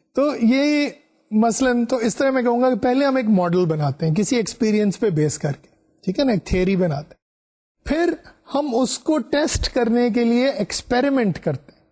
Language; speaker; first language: Urdu; non-native, local second language; Punjabi